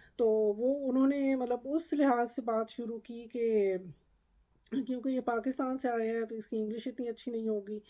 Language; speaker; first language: Urdu; native; Urdu